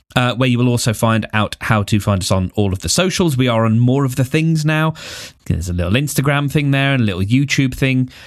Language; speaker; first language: English; native; English